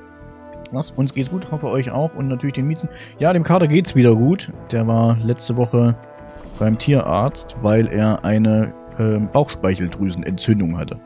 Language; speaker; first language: German; native; German